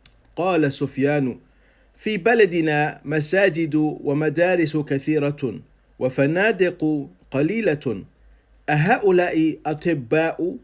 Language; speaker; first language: Arabic; non-native, fluent; English